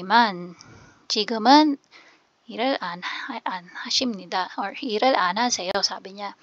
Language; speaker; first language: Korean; non-native, fluent; Filipino